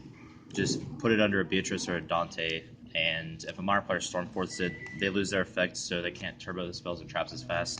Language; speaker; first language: English; native; English